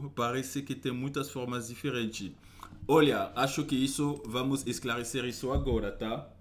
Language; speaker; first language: Portuguese; non-native, fluent; French